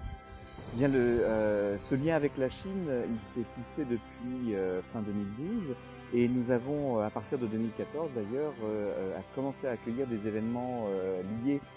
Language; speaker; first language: French; native; French